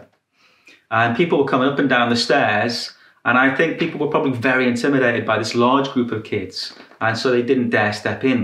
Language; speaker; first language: English; native; English